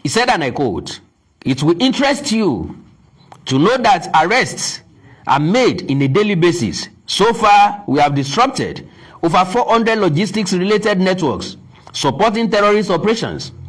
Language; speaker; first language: English; non-native, local second language; Yoruba